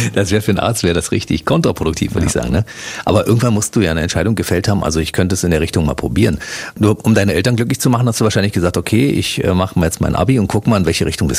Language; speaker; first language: German; native; German